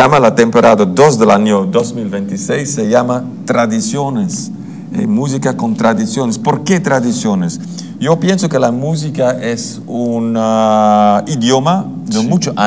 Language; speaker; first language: Spanish; non-native, learner; Dutch